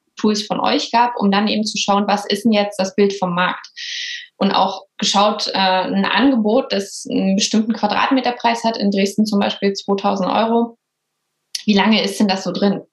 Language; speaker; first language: German; native; German